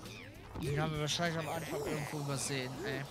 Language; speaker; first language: German; native; German